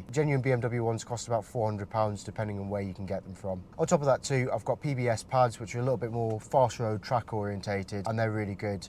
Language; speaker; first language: English; native; English